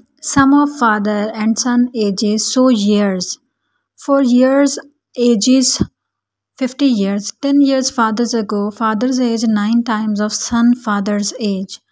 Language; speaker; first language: English; non-native, local second language; Urdu